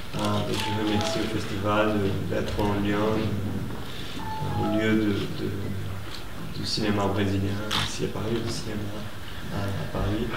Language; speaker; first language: French; non-native, fluent; Portuguese